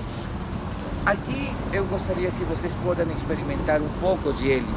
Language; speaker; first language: Portuguese; non-native, learner; Spanish